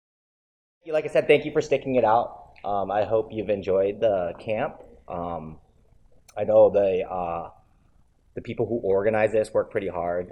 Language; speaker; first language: English; native; English